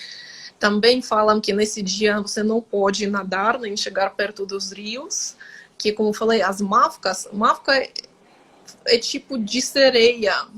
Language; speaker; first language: Portuguese; non-native, fluent; Ukrainian